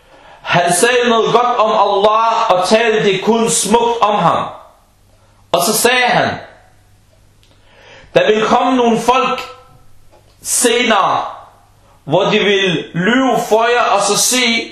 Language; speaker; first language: Danish; non-native, fluent; Arabic